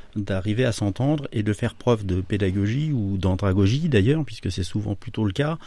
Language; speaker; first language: French; native; French